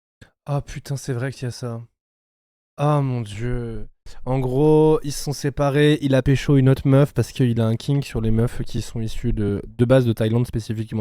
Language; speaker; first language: French; native; French